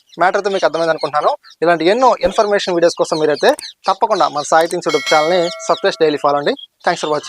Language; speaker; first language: Telugu; native; Telugu